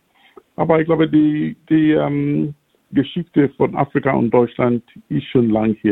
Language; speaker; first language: German; non-native, fluent; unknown